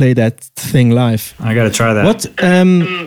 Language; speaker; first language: English; non-native, fluent; Swiss German